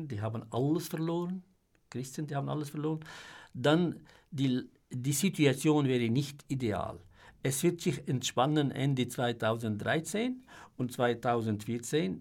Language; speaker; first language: German; non-native, fluent; Arabic